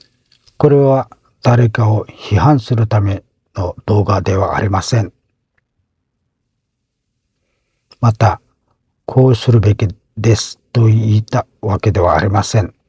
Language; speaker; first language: Japanese; non-native, fluent; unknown